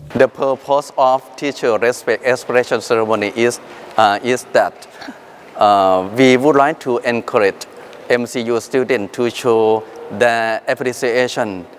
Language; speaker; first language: English; non-native, fluent; Thai